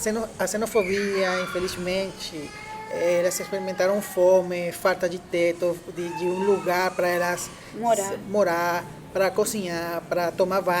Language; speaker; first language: Portuguese; non-native, fluent; Spanish